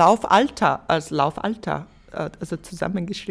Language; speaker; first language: German; non-native, fluent; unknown